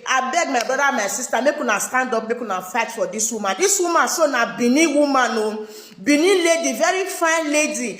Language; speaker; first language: Nigerian Pidgin; native; Nigerian Pidgin